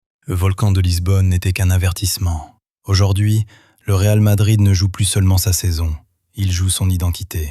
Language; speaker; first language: French; native; French